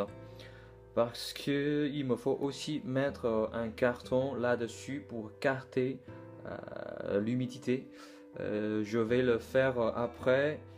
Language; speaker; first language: French; non-native, learner; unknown